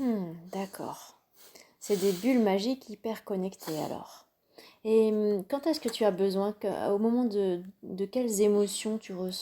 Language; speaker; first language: French; native; French